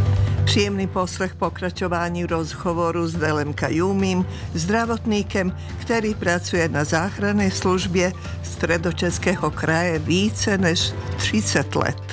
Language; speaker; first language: Czech; non-native, fluent; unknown